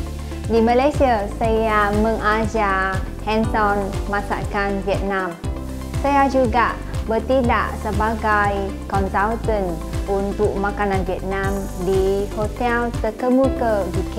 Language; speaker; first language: Indonesian; non-native, fluent; Vietnamese